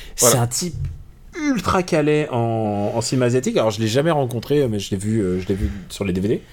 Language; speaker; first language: French; native; French